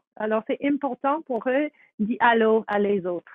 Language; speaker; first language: French; non-native, fluent; English